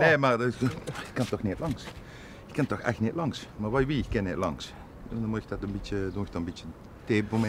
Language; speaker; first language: Dutch; native; Dutch